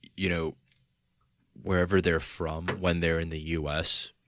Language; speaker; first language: English; early bilingual, other home language; Spanish